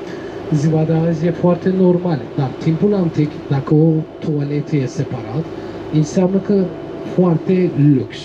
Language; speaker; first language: Romanian; non-native, learner; Turkish